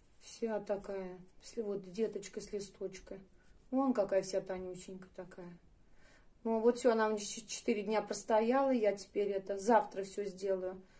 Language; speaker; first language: Russian; native; Russian